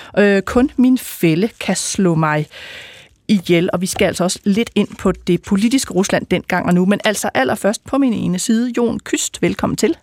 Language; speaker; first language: Danish; native; Danish